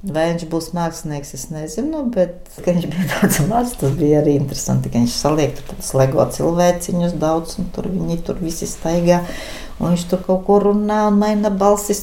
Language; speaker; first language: Latvian; native; Latvian